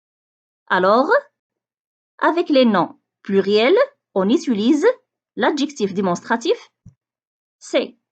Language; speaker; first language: French; non-native, local second language; Arabic